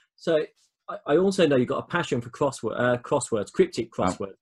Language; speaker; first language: English; native; English